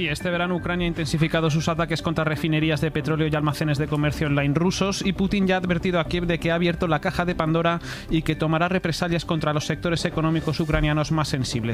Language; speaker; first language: Spanish; native; Spanish